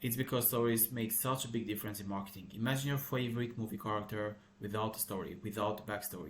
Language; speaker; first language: English; non-native, fluent; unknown